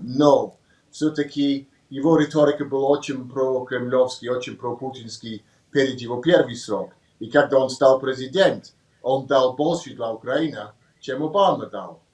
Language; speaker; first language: Russian; non-native, learner; English